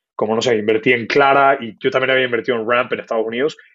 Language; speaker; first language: Spanish; native; Spanish